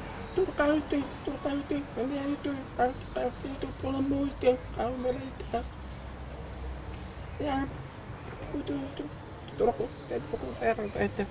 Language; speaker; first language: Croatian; non-native, learner; Finnish